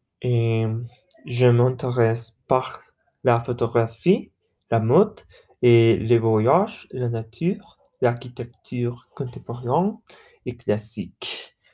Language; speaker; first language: French; non-native, learner; Spanish